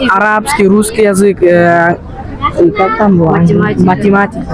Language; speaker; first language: Russian; non-native, local second language; Kyrgyz